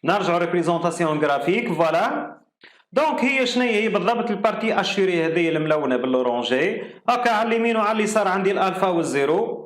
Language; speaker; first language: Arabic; native; Arabic